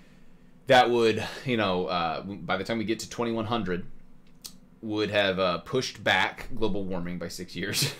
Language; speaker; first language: English; native; English